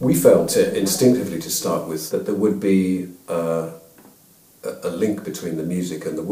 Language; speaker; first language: English; native; English